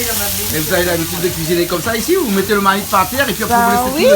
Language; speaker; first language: French; native; French